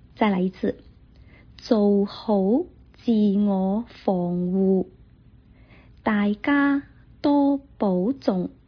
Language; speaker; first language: Chinese; non-native, local second language; Cantonese